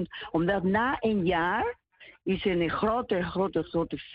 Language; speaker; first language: Dutch; non-native, learner; Spanish